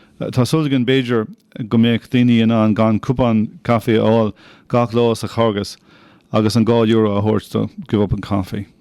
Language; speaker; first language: Irish; non-native, local second language; English